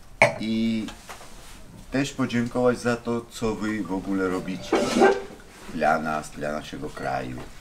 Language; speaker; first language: Polish; non-native, fluent; Georgian